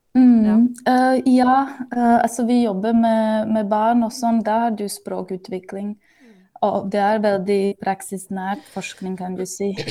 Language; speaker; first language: Norwegian; non-native, fluent; Slovak